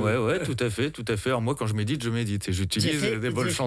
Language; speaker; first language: French; native; French